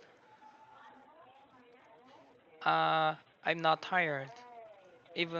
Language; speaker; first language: English; non-native, learner; Korean